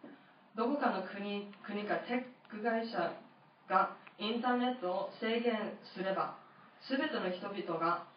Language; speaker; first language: Japanese; non-native, fluent; English